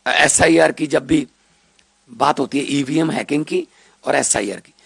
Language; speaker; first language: Hindi; non-native, local second language; Punjabi